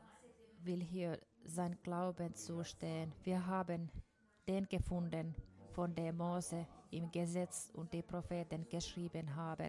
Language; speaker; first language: German; non-native, fluent; Finnish